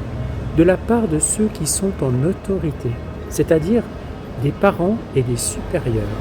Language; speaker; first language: French; native; French